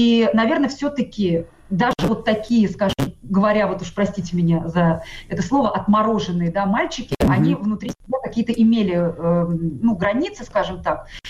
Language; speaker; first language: Russian; non-native, local second language; Tatar